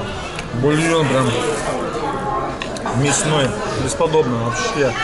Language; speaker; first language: Russian; native; Russian